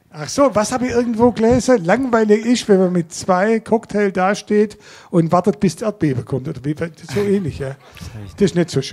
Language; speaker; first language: German; native; German